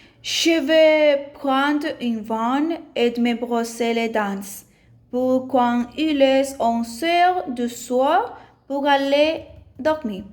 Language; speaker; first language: French; non-native, learner; Spanish